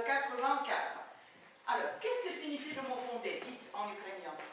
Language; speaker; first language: French; non-native, fluent; Ukrainian